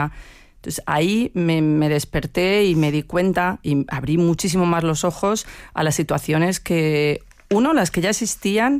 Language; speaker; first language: Spanish; native; Spanish